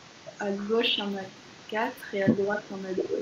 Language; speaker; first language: French; native; French